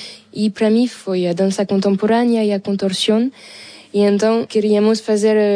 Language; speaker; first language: Portuguese; non-native, learner; French